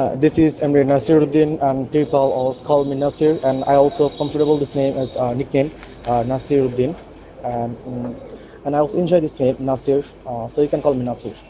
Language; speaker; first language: English; non-native, learner; Bangla